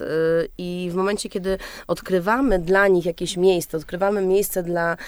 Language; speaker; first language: Polish; native; Polish